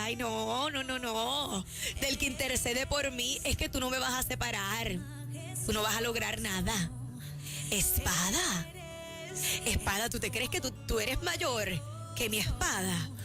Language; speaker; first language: Spanish; native; Spanish